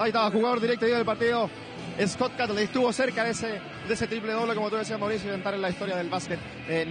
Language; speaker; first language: Spanish; native; Spanish